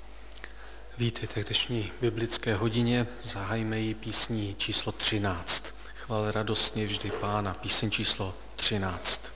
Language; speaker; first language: Czech; native; Czech